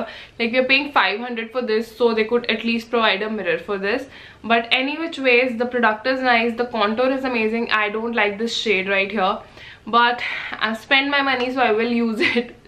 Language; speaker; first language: English; non-native, local second language; Hindi